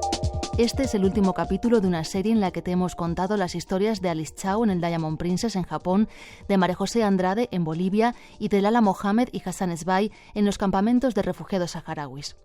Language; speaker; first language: Spanish; native; Spanish